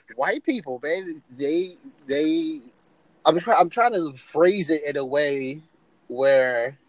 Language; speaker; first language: English; native; English